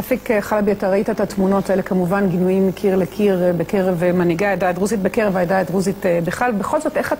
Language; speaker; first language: Hebrew; native; Hebrew